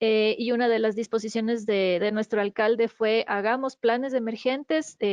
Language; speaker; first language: Spanish; native; Spanish